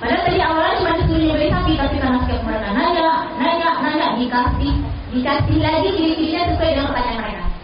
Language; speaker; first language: Indonesian; native; Indonesian